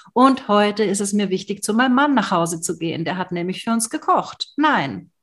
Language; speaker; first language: German; native; German